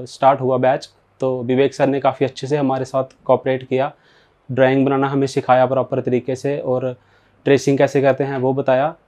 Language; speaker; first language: Hindi; native; Hindi